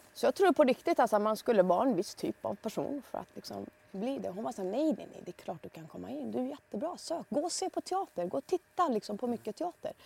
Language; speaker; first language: Swedish; early bilingual, other home language; Persian